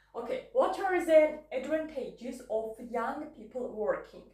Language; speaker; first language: English; non-native, learner; Georgian